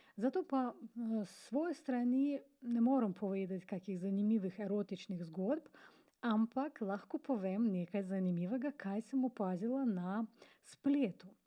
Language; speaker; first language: Slovenian; non-native, fluent; Ukrainian